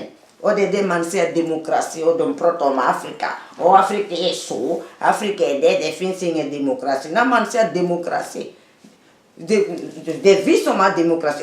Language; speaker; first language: Swedish; non-native, fluent; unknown